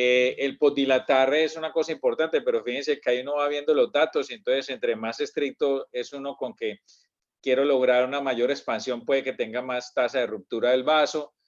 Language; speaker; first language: Spanish; native; Spanish